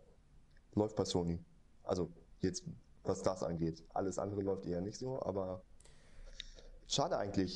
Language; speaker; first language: German; native; German